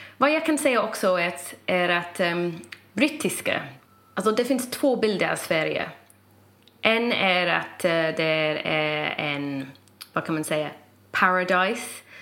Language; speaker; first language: Swedish; non-native, fluent; English